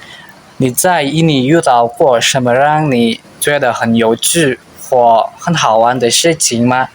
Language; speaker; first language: Chinese; non-native, learner; Indonesian